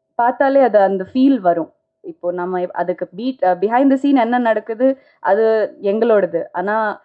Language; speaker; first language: Tamil; non-native, local second language; Malayalam